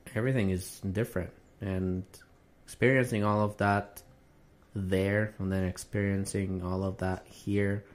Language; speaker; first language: English; non-native, fluent; Arabic